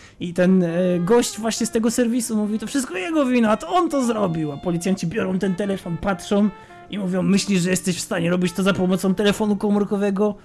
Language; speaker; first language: Polish; native; Polish